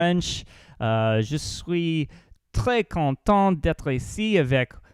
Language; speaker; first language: French; non-native, learner; English